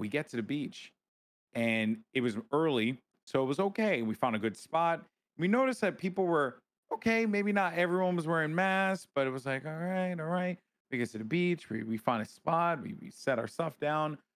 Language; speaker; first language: English; native; English